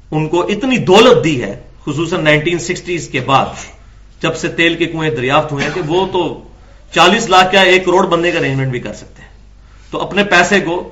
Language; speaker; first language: Urdu; non-native, local second language; Punjabi